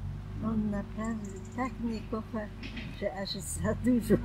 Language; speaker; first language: Polish; non-native, local second language; German